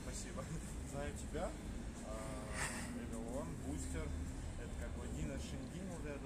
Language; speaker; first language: Russian; native; Russian